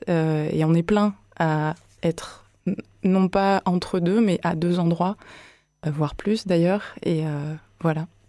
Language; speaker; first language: French; early bilingual, other home language; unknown